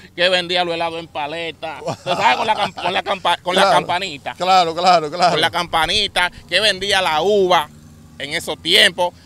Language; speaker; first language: Spanish; native; Spanish